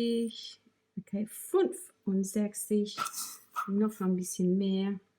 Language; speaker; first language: German; non-native, fluent; English